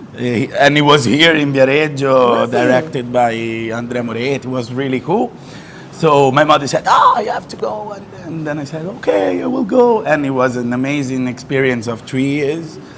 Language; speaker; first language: English; non-native, fluent; French